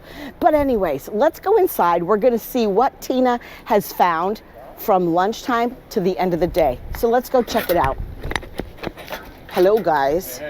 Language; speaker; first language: English; native; English